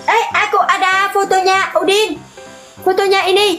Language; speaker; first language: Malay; non-native, learner; Vietnamese